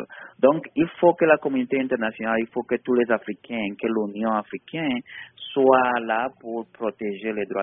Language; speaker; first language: French; non-native, fluent; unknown